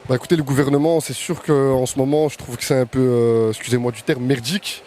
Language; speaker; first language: French; native; French